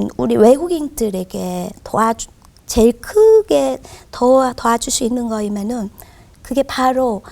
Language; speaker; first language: Korean; non-native, fluent; Vietnamese